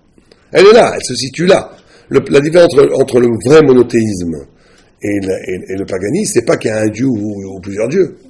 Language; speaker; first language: French; native; French